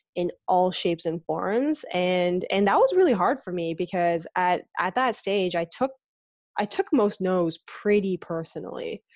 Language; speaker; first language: English; native; English